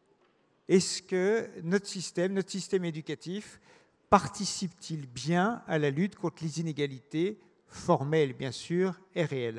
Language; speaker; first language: French; native; French